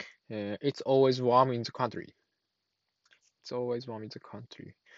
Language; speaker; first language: English; non-native, learner; Japanese